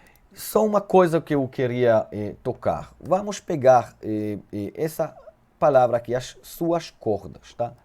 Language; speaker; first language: Portuguese; non-native, fluent; Hebrew